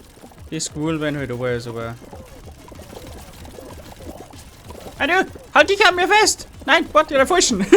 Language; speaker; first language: German; native; German